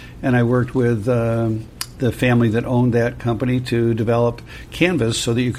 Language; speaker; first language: English; native; English